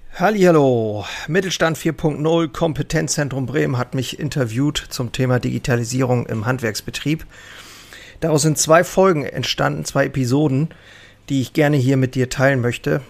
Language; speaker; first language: German; native; German